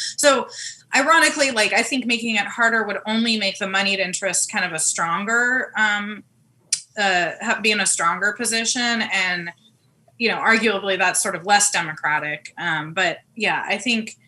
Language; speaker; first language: English; native; English